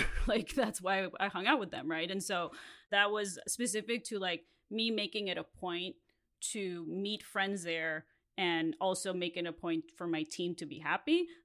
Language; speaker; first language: English; non-native, fluent; Spanish